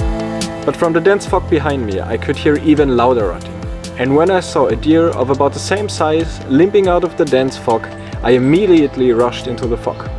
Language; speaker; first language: English; non-native, fluent; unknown